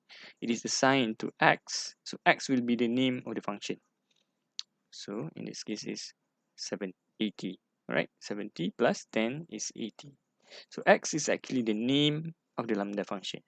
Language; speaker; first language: English; non-native, local second language; Malay